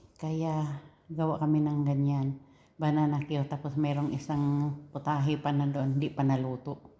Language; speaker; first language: Filipino; non-native, local second language; Cebuano